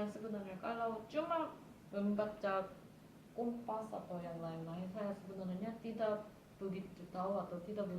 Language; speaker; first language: Indonesian; non-native, fluent; Korean